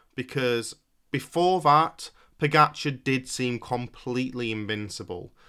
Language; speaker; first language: English; native; English